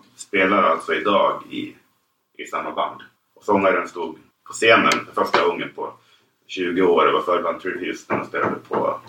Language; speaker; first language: Swedish; native; Swedish